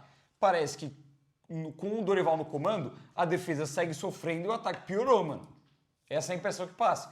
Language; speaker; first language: Portuguese; native; Portuguese